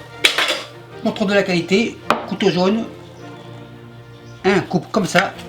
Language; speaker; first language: French; native; French